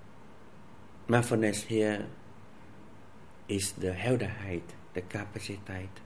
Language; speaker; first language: Dutch; non-native, fluent; Vietnamese